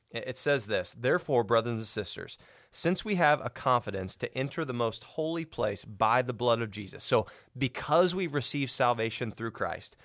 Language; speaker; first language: English; native; English